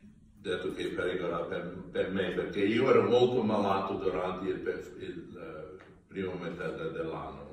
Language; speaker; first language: Italian; non-native, learner; English